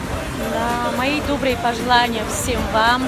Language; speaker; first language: Russian; non-native, local second language; Kumyk